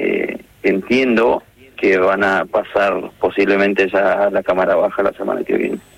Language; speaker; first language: Spanish; native; Spanish